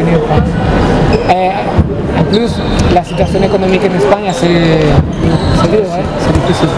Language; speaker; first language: French; non-native, fluent; Spanish